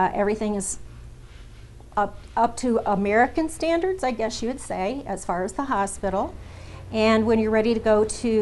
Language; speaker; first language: English; native; English